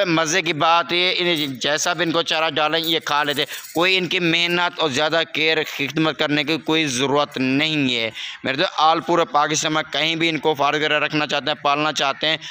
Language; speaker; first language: Urdu; non-native, local second language; Saraiki